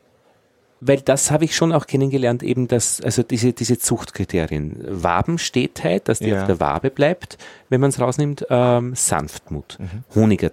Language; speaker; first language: German; native; German